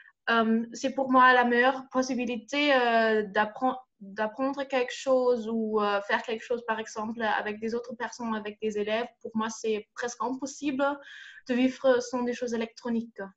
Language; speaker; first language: French; non-native, fluent; German